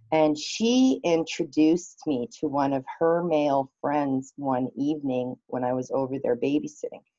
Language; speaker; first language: English; native; English